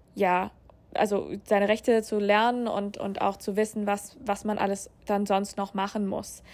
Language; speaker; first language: German; non-native, fluent; English